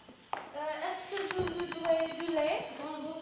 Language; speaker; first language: French; non-native, learner; English